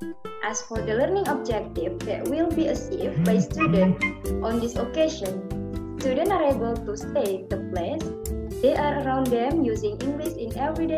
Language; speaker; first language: English; non-native, learner; Indonesian